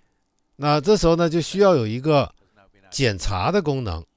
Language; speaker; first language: Chinese; native; Chinese